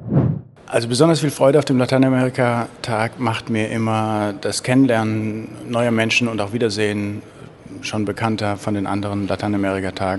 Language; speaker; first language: German; native; German